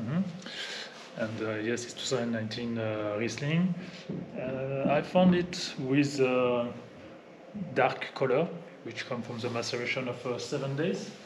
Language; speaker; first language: English; non-native, fluent; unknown